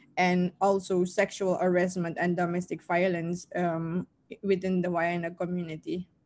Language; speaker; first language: English; non-native, fluent; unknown